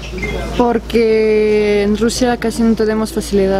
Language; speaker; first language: Spanish; non-native, fluent; Russian